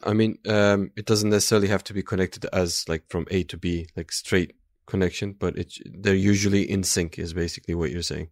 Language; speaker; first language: English; non-native, fluent; Turkish